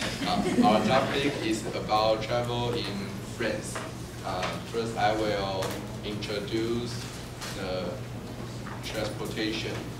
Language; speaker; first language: English; non-native, learner; Chinese